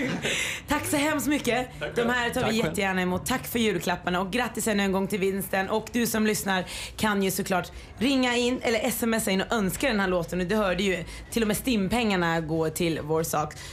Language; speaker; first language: Swedish; native; Swedish